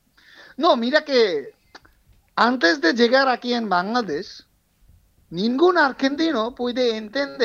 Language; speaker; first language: Spanish; non-native, fluent; Bangla